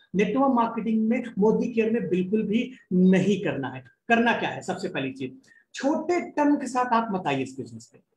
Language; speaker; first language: Hindi; native; Hindi